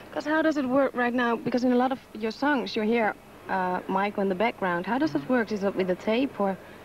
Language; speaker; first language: English; non-native, fluent; Dutch